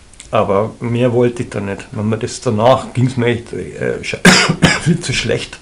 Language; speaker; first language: German; native; German